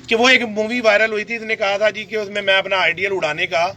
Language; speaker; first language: Urdu; non-native, local second language; Punjabi